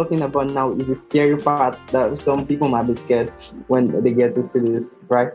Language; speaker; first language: English; non-native, local second language; Yoruba